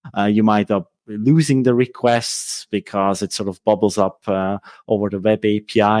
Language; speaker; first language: English; non-native, fluent; Swiss German